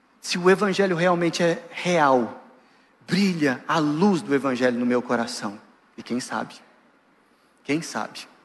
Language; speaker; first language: Portuguese; native; Portuguese